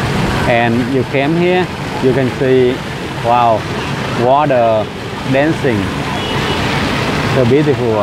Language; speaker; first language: English; non-native, learner; Vietnamese